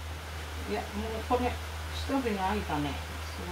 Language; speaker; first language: Japanese; native; Japanese